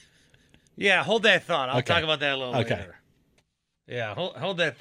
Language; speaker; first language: English; native; English